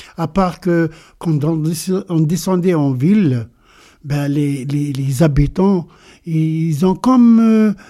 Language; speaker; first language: French; non-native, local second language; Arabic